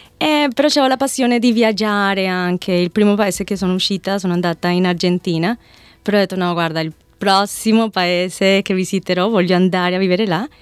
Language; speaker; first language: Italian; non-native, fluent; Spanish